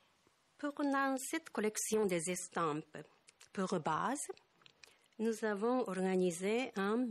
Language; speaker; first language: French; non-native, fluent; Japanese